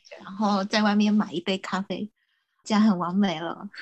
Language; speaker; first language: Chinese; non-native, fluent; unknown